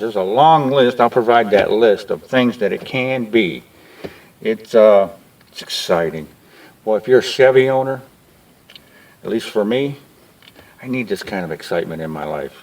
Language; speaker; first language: English; native; English